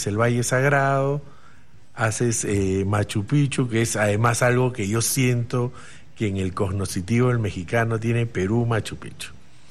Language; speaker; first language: Spanish; native; Spanish